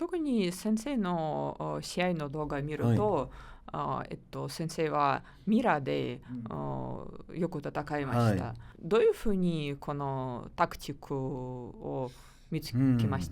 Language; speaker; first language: Japanese; non-native, learner; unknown